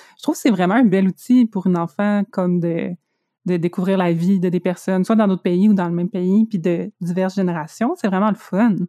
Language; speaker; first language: French; native; French